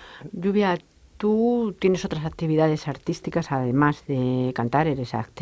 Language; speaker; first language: Spanish; native; Spanish